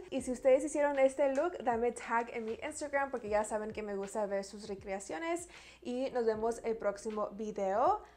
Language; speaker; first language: Spanish; early bilingual, heritage; Spanish